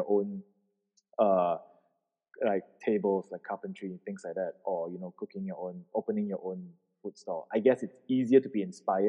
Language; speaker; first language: English; non-native, local second language; Min Nan Chinese